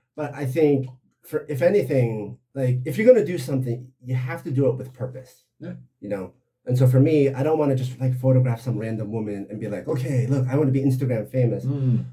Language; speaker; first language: English; native; English